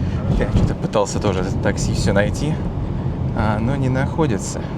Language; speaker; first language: Russian; native; Russian